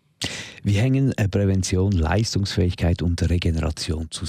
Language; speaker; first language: German; native; German